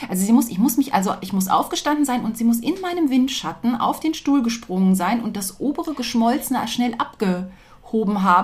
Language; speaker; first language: German; native; German